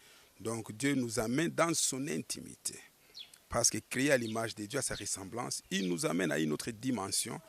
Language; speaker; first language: French; non-native, local second language; Lingala